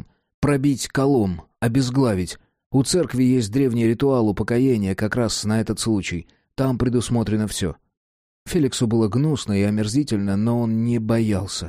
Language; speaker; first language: Russian; native; Russian